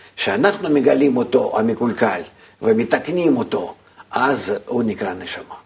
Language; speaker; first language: Hebrew; native; Hebrew